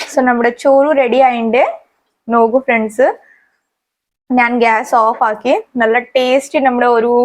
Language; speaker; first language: Malayalam; non-native, fluent; Hindi